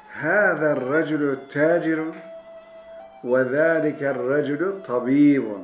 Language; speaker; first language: Arabic; non-native, fluent; Turkish